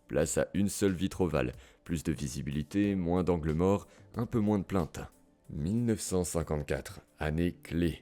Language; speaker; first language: French; native; French